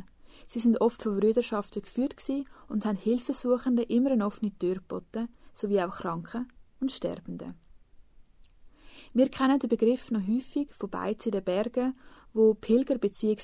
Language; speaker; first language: German; native; German